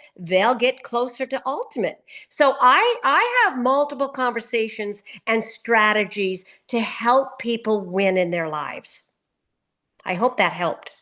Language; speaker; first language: English; native; English